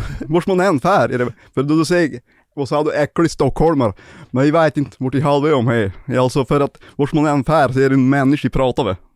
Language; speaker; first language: Swedish; native; Swedish